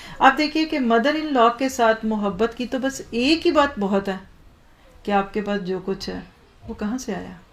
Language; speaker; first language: Urdu; native; Urdu